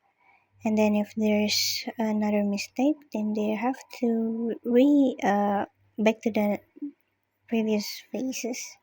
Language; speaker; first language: English; non-native, learner; Indonesian